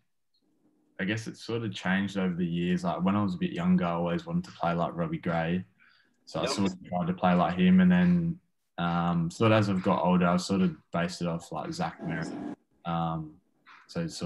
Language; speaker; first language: English; native; English